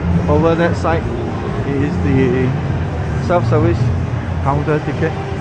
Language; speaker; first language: English; non-native, local second language; Chinese